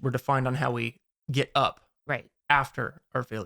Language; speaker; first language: English; native; English